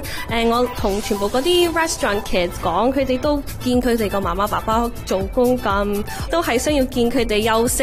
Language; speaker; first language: Cantonese; early bilingual, heritage; Cantonese